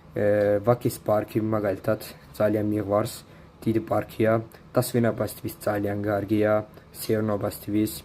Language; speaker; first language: Georgian; non-native, learner; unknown